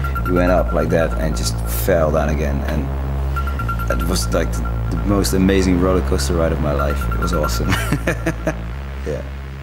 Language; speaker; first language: English; non-native, fluent; Dutch